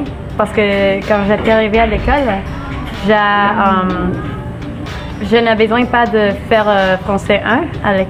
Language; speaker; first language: French; non-native, learner; English